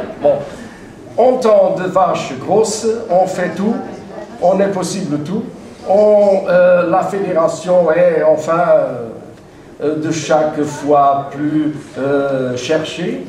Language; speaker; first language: French; non-native, fluent; Portuguese